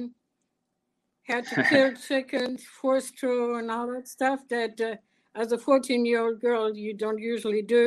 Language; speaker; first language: English; non-native, fluent; German